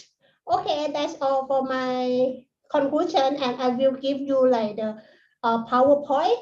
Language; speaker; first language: English; non-native, learner; Thai